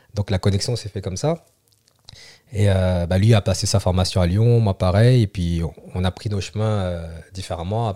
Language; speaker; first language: French; early bilingual, other home language; Vietnamese